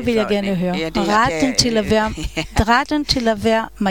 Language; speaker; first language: Danish; non-native, fluent; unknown